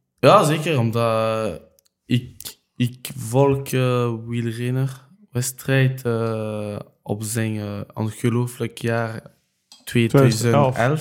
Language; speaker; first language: Dutch; non-native, local second language; French